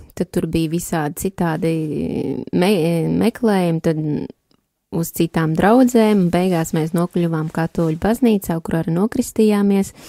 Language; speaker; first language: Latvian; native; Latvian